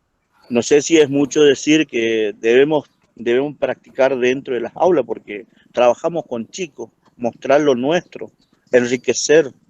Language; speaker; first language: Spanish; non-native, local second language; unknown